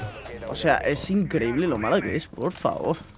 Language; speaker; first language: Spanish; native; Spanish